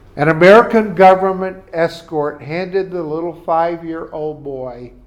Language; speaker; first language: English; native; English